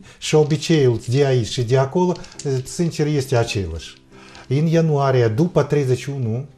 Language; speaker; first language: Romanian; non-native, fluent; Russian